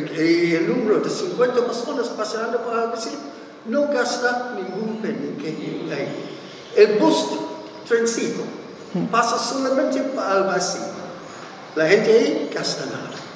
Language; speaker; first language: Spanish; non-native, fluent; English